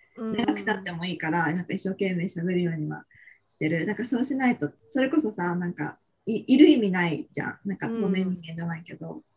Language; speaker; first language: Japanese; native; Japanese